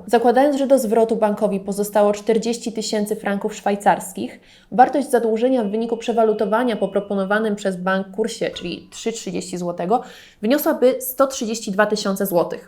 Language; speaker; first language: Polish; native; Polish